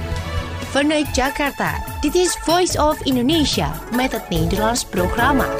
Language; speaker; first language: Dutch; non-native, fluent; Indonesian